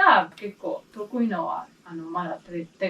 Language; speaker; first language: Japanese; non-native, learner; English